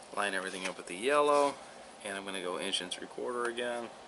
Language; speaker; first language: English; native; English